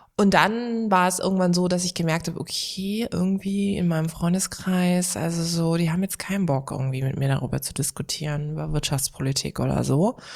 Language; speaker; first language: German; early bilingual, other home language; Turkish